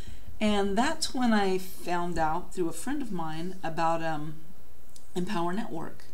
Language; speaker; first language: English; native; English